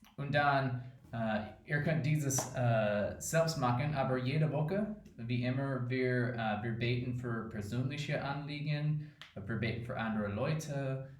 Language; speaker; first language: German; non-native, fluent; English